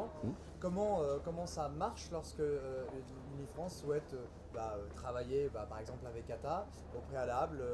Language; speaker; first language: French; native; French